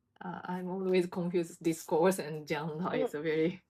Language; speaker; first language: English; non-native, learner; Japanese